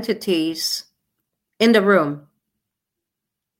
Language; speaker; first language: English; non-native, local second language; Filipino